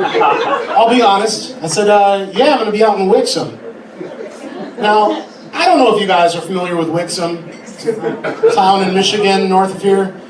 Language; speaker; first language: English; native; English